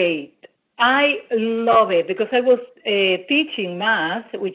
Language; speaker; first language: English; non-native, fluent; Spanish